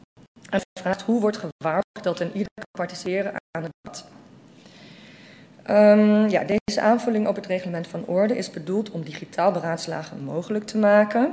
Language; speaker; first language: Dutch; native; Dutch